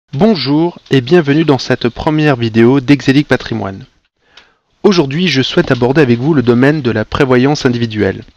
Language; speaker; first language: French; native; French